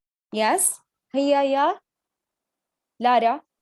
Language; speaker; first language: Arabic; native; Arabic